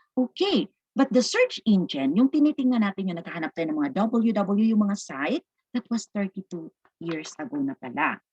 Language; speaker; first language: Filipino; non-native, local second language; Cebuano